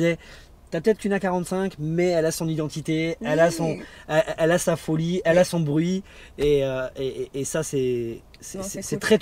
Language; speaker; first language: French; native; French